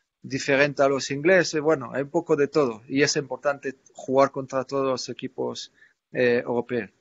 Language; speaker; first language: Spanish; non-native, fluent; French